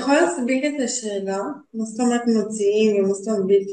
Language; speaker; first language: Hebrew; native; Hebrew